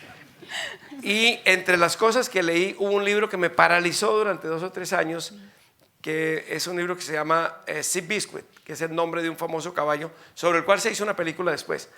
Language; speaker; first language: Spanish; native; Spanish